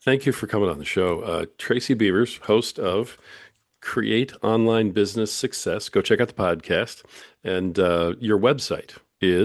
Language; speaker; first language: English; native; English